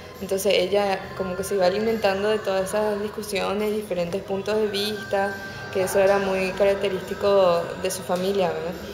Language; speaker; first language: Spanish; native; Spanish